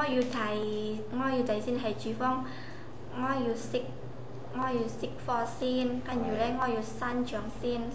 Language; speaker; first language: Cantonese; non-native, learner; Indonesian